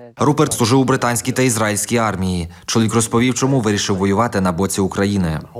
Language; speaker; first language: Ukrainian; native; Ukrainian